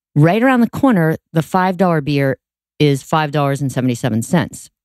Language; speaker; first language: English; native; English